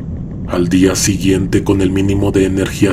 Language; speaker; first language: Spanish; native; Spanish